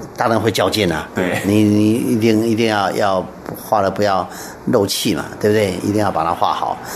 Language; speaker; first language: Chinese; native; Chinese